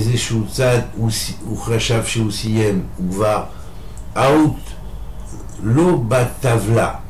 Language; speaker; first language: Hebrew; non-native, fluent; French